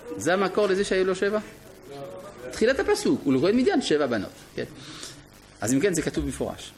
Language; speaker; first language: Hebrew; non-native, fluent; French